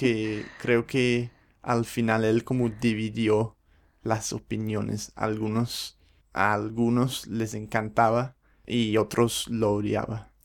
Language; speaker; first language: Spanish; non-native, fluent; English